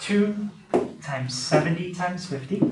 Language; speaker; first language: English; native; English